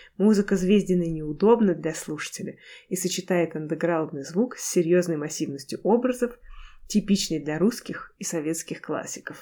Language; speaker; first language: Russian; native; Russian